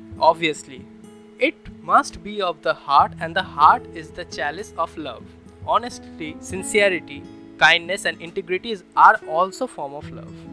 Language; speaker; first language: English; non-native, local second language; Bangla